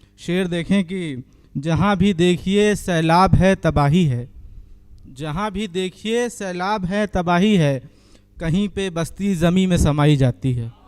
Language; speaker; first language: Urdu; native; Urdu